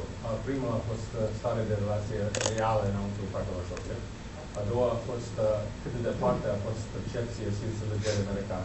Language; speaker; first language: Romanian; non-native, learner; English